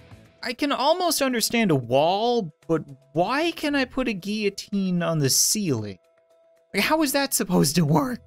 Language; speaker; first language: English; native; English